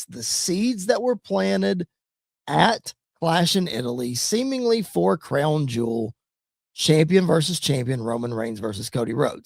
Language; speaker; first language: English; native; English